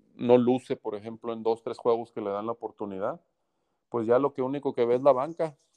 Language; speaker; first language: Spanish; native; Spanish